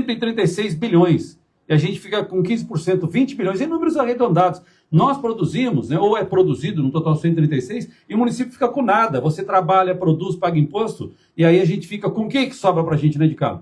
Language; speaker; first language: Portuguese; native; Portuguese